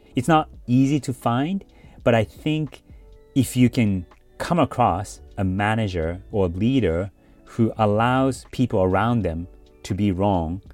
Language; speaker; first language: English; early bilingual, other home language; Japanese